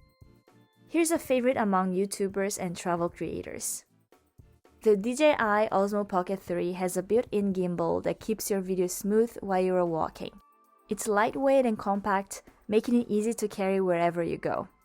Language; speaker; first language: English; native; English